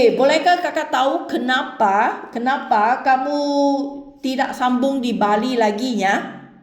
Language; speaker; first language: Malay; non-native, local second language; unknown